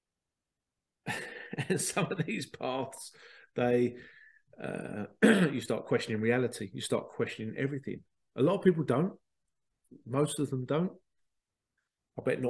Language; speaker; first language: English; native; English